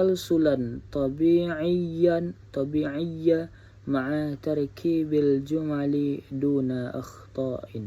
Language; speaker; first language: Arabic; non-native, learner; Indonesian